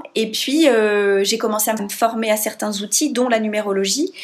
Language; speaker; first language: French; native; French